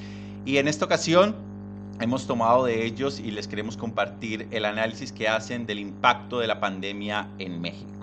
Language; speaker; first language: Spanish; native; Spanish